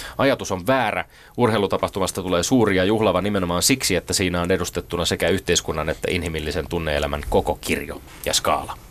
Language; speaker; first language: Finnish; native; Finnish